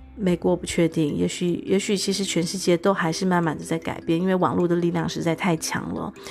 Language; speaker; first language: Chinese; native; Chinese